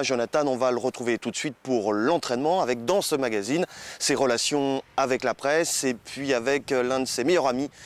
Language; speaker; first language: French; native; French